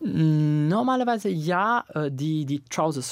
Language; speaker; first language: German; non-native, fluent; Italian